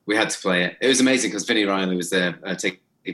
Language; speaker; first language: English; native; English